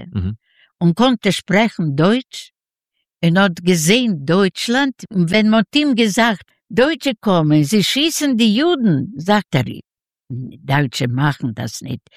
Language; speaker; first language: German; non-native, learner; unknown